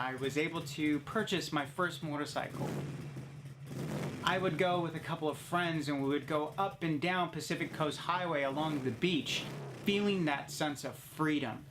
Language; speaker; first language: English; native; English